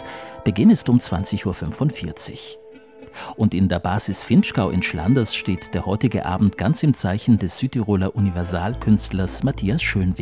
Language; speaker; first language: German; native; German